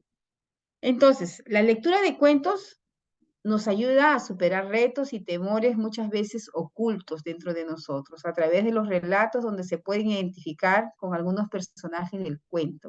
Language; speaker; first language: Spanish; native; Spanish